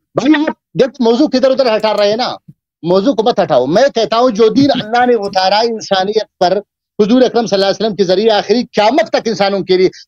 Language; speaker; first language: Urdu; native; Urdu